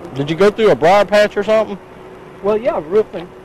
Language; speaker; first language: English; native; English